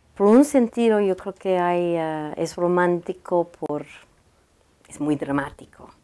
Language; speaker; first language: Spanish; non-native, learner; English